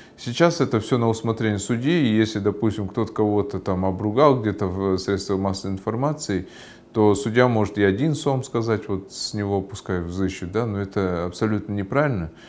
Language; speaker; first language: Russian; non-native, local second language; Kyrgyz